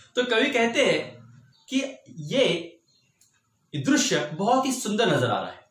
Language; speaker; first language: Hindi; non-native, local second language; Marathi